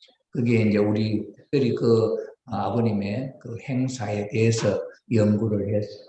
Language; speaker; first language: Korean; native; Korean